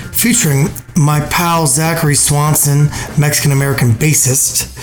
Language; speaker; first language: English; native; English